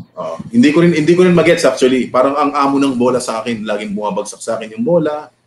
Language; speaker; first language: Filipino; native; Filipino